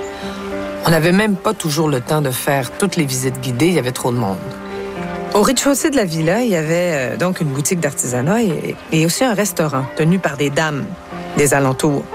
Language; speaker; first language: French; native; French